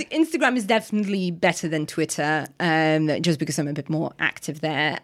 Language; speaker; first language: English; non-native, fluent; Russian